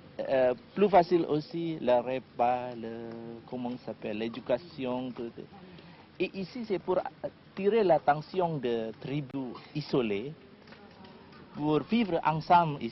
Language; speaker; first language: French; non-native, learner; Indonesian